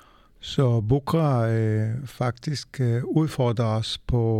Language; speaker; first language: Danish; non-native, fluent; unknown